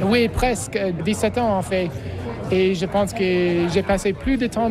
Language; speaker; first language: French; non-native, fluent; English